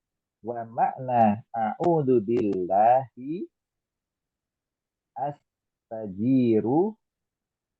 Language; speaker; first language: Arabic; non-native, learner; Indonesian